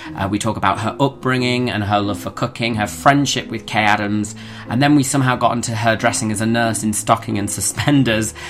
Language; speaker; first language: English; native; English